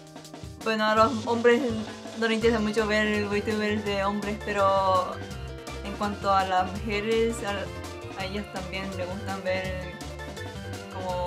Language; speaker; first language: Spanish; non-native, fluent; Japanese